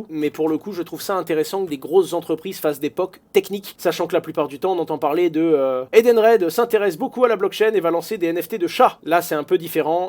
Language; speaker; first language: French; native; French